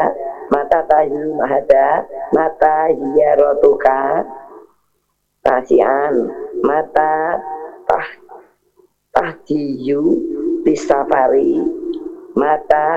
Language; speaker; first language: Arabic; non-native, learner; Indonesian